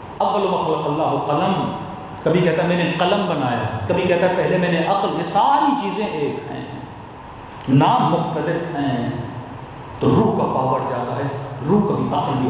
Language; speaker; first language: Urdu; early bilingual, heritage; Urdu